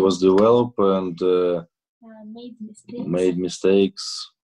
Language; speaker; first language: English; non-native, learner; Russian